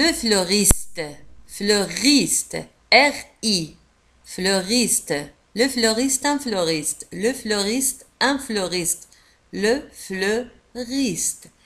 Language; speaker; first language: French; non-native, local second language; Arabic